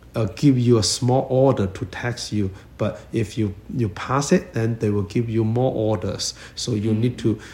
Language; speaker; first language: English; non-native, learner; Chinese